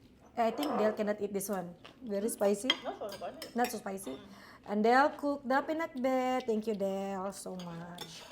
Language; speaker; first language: English; non-native, local second language; Filipino